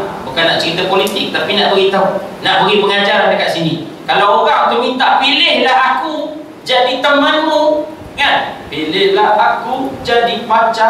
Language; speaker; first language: Malay; native; Malay